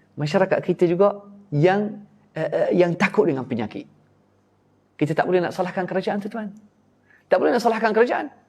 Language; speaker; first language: Malay; non-native, fluent; Arabic